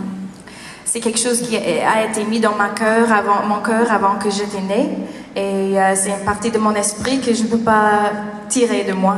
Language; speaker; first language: French; non-native, learner; English